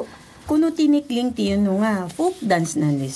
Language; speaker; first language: Japanese; non-native, fluent; Filipino